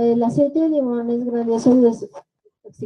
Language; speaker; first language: Spanish; native; Spanish